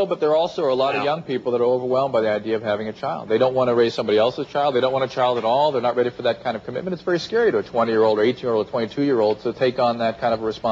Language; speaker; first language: English; native; English